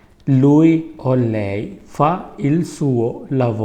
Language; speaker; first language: Italian; non-native, fluent; Urdu